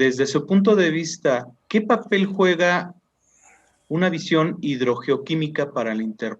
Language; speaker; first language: Spanish; native; Spanish